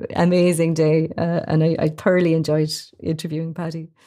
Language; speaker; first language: English; native; English